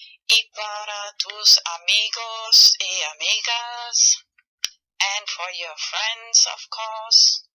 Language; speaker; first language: Spanish; non-native, learner; German